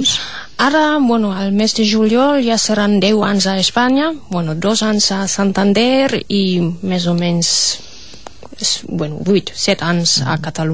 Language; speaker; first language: Catalan; non-native, fluent; German